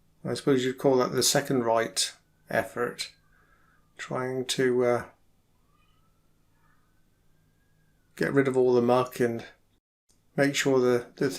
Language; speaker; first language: English; native; English